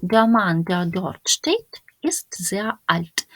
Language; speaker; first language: German; non-native, fluent; Ukrainian